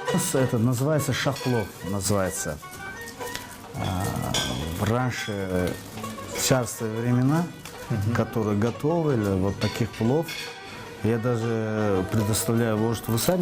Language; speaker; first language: Russian; non-native, fluent; Azerbaijani